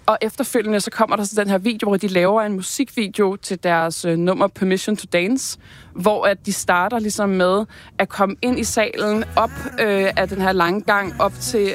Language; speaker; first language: Danish; native; Danish